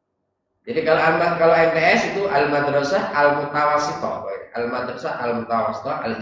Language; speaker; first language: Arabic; non-native, fluent; Indonesian